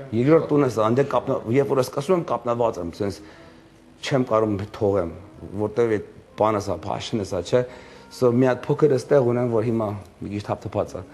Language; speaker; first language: Armenian; early bilingual, heritage; Armenian